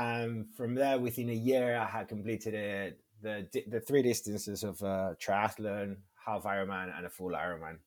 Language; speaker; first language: English; non-native, fluent; Spanish